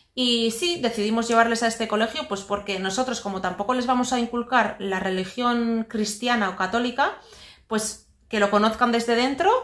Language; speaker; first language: Spanish; non-native, local second language; Basque